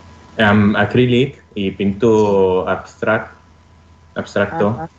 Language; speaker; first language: Catalan; non-native, learner; Italian